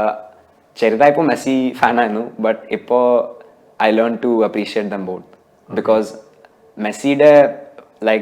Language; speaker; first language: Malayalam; early bilingual, heritage; Malayalam